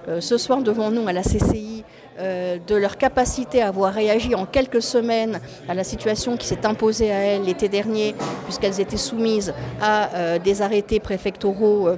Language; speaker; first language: French; native; French